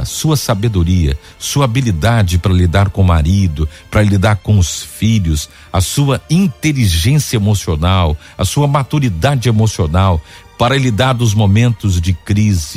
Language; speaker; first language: Portuguese; native; Portuguese